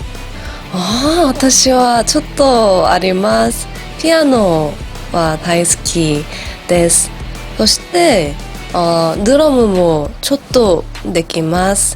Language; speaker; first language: Japanese; non-native, learner; Korean